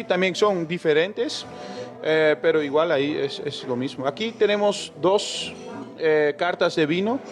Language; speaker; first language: Spanish; early bilingual, heritage; Spanish